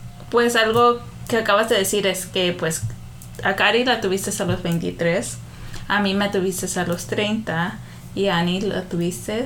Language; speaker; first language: Spanish; early bilingual, heritage; Spanish